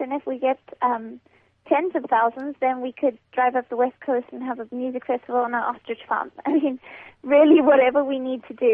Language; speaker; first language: English; native; English